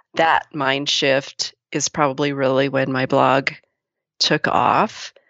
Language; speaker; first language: English; native; English